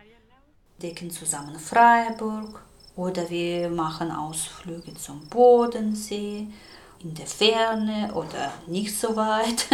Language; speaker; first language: German; non-native, fluent; Russian